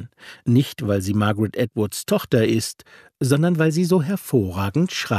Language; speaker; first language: German; native; German